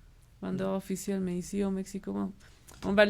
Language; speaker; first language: French; non-native, learner; Spanish